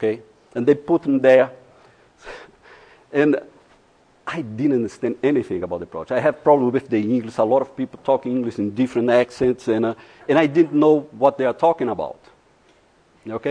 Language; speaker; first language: English; non-native, fluent; Portuguese